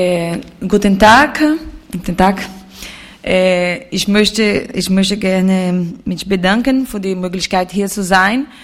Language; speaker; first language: German; non-native, fluent; Portuguese